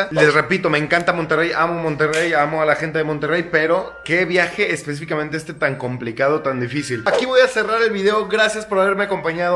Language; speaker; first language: Spanish; native; Spanish